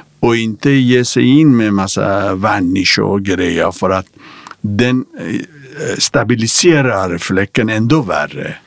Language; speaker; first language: Swedish; non-native, fluent; Persian